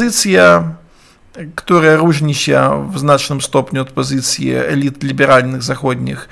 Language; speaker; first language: Polish; non-native, learner; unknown